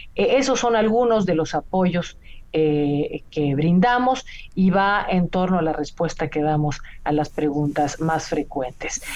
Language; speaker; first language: Spanish; native; Spanish